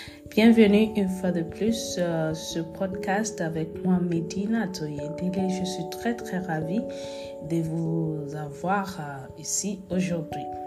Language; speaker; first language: French; non-native, fluent; Yoruba